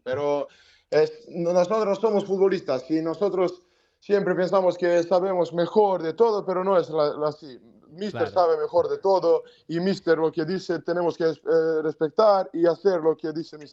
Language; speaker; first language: Spanish; non-native, learner; Serbian